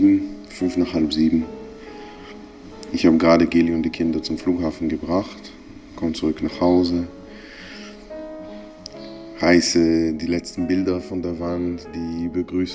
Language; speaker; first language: German; non-native, fluent; Hebrew